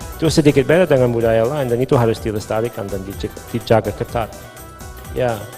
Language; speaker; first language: Indonesian; non-native, fluent; English